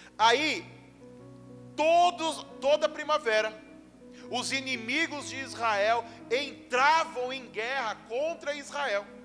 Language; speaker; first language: Portuguese; native; Portuguese